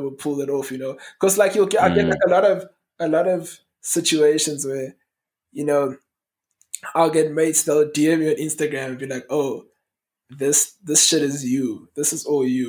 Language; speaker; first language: English; native; English